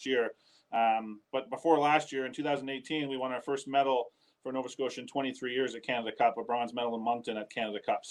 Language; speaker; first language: English; native; English